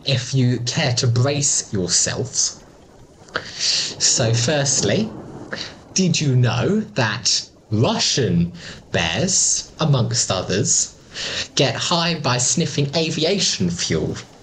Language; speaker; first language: English; native; English